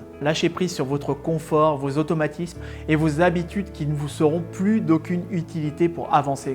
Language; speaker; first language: French; native; French